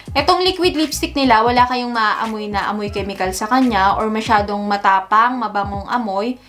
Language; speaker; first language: Filipino; native; Filipino